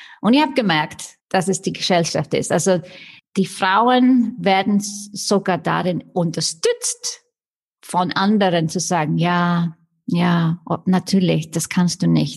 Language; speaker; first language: German; non-native, fluent; Icelandic